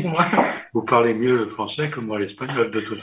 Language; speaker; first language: French; native; French